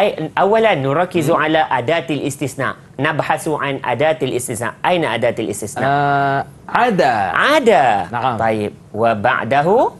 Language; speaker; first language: Arabic; non-native, fluent; Malay